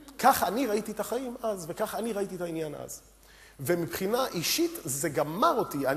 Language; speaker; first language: Hebrew; early bilingual, other home language; Romanian